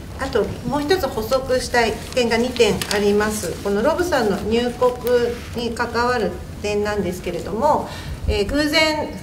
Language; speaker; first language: Japanese; native; Japanese